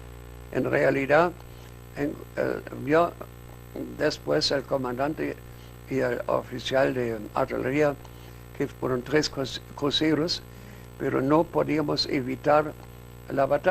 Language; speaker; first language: Spanish; non-native, fluent; German